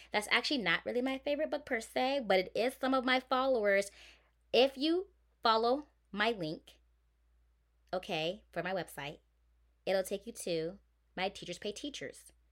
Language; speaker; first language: English; native; English